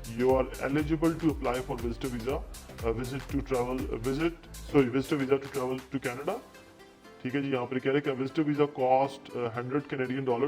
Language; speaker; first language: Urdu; non-native, local second language; Punjabi